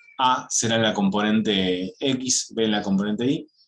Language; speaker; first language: Spanish; native; Spanish